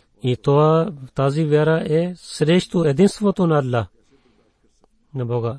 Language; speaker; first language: Bulgarian; non-native, fluent; Urdu